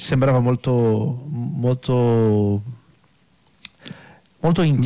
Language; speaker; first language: Italian; non-native, fluent; Portuguese